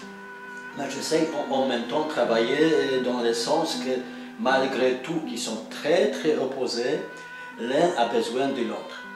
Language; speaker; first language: French; non-native, fluent; Polish